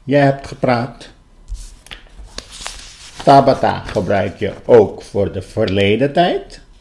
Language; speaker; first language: Dutch; non-native, local second language; Papiamento